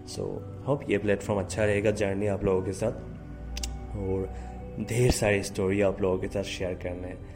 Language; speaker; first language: Hindi; non-native, local second language; Assamese